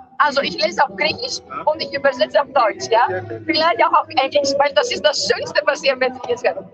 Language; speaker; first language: German; non-native, fluent; Greek